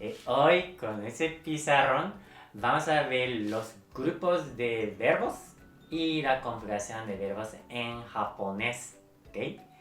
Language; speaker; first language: Spanish; non-native, fluent; Japanese